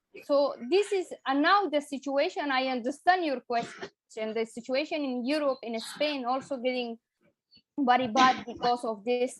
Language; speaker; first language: English; non-native, fluent; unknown